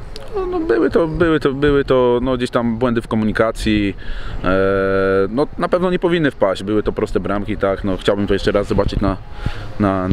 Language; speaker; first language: Polish; native; Polish